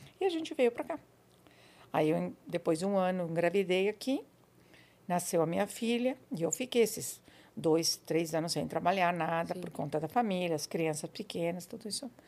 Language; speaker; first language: Portuguese; non-native, fluent; Spanish